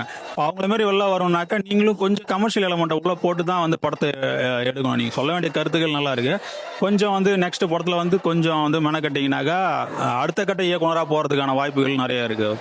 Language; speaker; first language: Tamil; native; Tamil